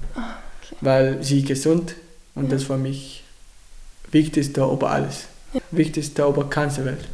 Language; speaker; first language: German; non-native, learner; Arabic